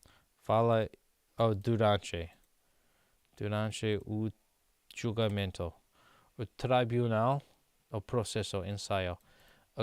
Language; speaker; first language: Portuguese; non-native, learner; English